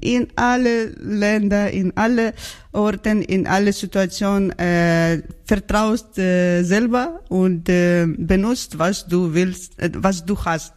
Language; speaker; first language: German; non-native, learner; Georgian